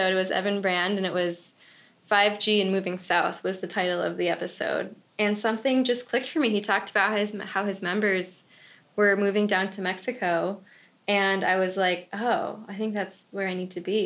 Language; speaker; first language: English; native; English